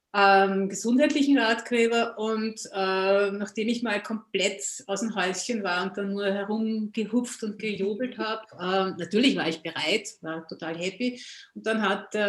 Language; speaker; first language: German; native; German